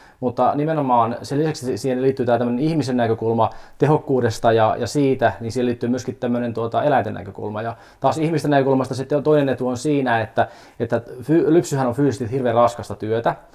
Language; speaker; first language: Finnish; native; Finnish